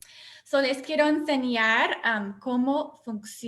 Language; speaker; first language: Spanish; non-native, fluent; English